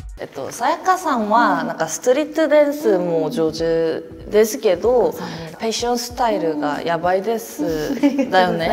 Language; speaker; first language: Japanese; non-native, learner; Korean